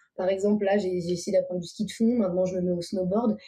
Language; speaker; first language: French; native; French